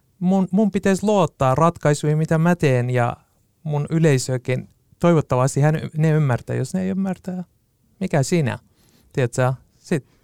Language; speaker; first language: Finnish; non-native, fluent; Kurdish